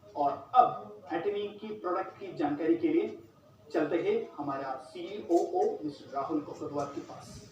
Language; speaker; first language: Hindi; non-native, local second language; Malayalam